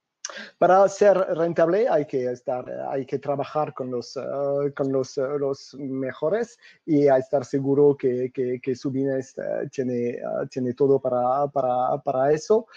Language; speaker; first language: Spanish; non-native, fluent; French